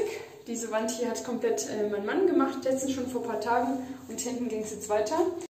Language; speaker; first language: German; native; German